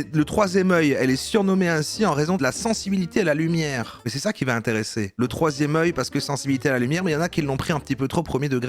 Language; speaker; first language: French; native; French